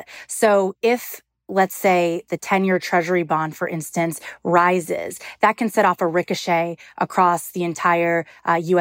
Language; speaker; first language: English; native; English